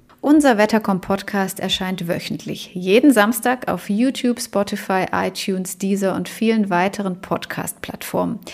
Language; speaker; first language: German; native; German